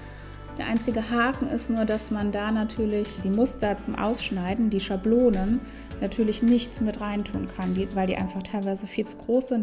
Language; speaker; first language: German; native; German